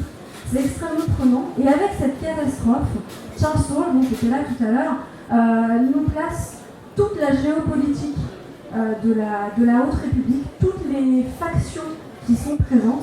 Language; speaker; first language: French; native; French